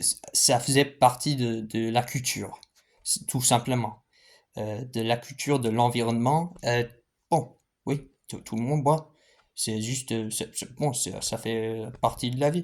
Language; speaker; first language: French; non-native, fluent; English